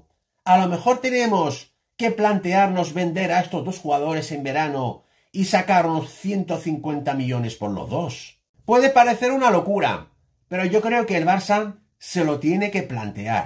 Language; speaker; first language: Spanish; native; Spanish